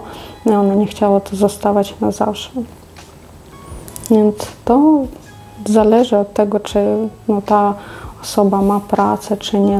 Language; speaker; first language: Polish; non-native, fluent; Russian